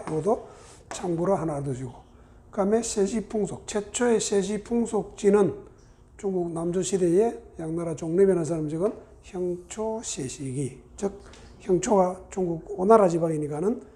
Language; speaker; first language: Korean; native; Korean